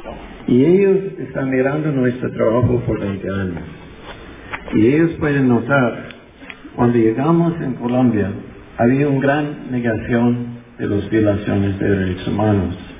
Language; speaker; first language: Spanish; non-native, fluent; English